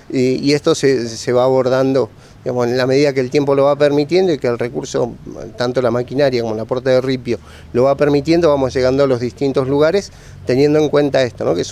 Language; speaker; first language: Spanish; native; Spanish